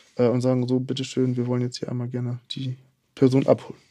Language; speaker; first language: German; native; German